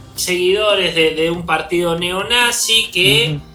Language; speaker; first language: Spanish; native; Spanish